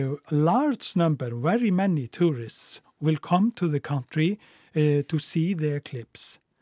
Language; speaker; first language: English; non-native, fluent; Icelandic